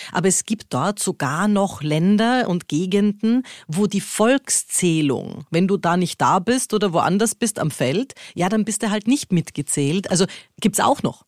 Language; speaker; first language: German; native; German